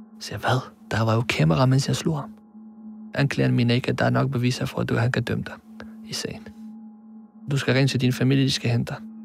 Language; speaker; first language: Danish; early bilingual, other home language; Arabic